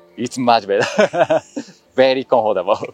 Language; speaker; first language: English; non-native, learner; Japanese